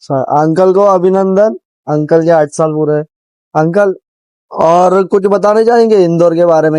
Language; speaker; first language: Hindi; non-native, local second language; Marathi